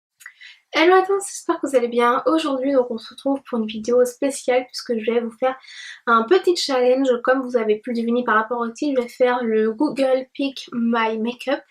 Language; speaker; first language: French; native; French